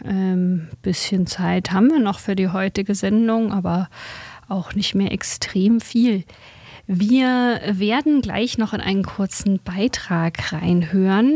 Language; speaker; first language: German; native; German